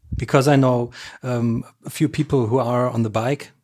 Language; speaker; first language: English; non-native, fluent; German